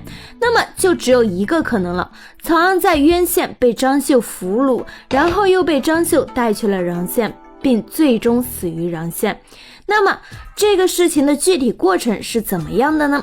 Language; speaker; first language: Chinese; native; Chinese